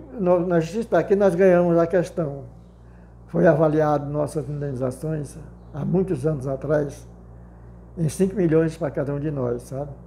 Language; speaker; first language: Portuguese; native; Portuguese